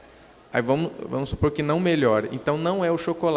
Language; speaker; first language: Portuguese; native; Portuguese